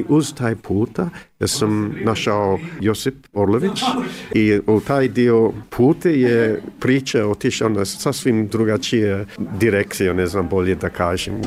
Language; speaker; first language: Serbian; early bilingual, heritage; English